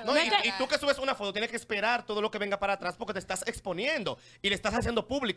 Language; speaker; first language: Spanish; native; Spanish